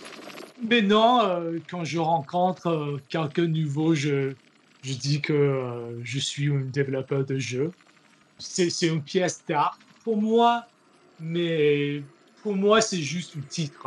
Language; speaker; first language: French; non-native, learner; English